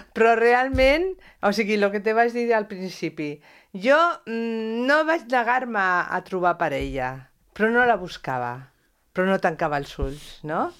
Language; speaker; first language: Catalan; non-native, local second language; Spanish